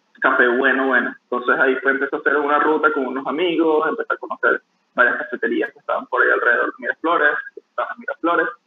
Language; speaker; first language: Spanish; native; Spanish